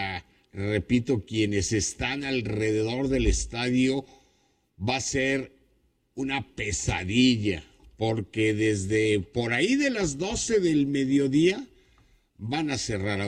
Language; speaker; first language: Spanish; native; Spanish